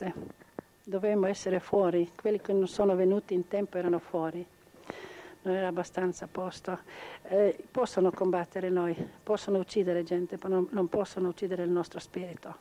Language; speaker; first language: Italian; non-native, local second language; Croatian